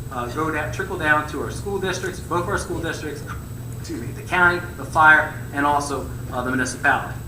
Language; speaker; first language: English; native; English